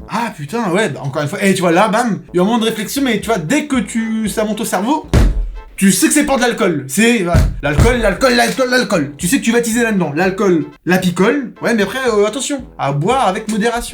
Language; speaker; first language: French; native; French